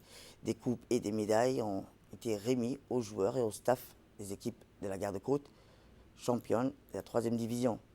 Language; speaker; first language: French; native; French